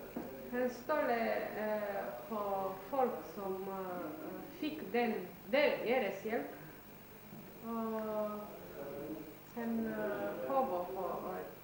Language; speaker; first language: Danish; non-native, learner; Romanian